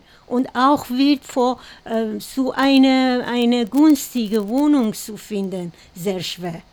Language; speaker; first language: German; non-native, learner; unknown